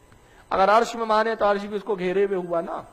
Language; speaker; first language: Urdu; native; Urdu